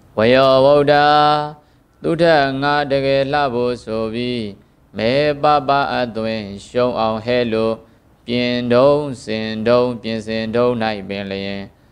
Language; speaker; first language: Burmese; native; Burmese